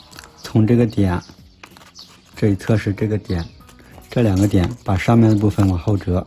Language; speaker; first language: Chinese; native; Chinese